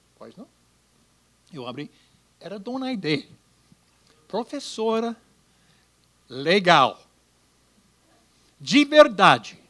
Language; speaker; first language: Portuguese; non-native, fluent; English